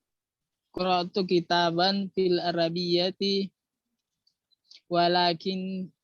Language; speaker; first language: Arabic; non-native, learner; Indonesian